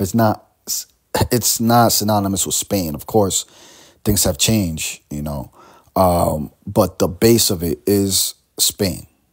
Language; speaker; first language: English; early bilingual, other home language; Spanish